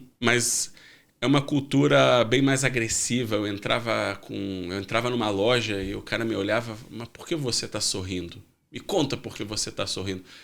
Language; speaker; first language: Portuguese; native; Portuguese